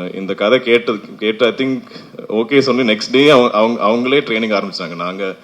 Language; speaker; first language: Tamil; non-native, fluent; Malayalam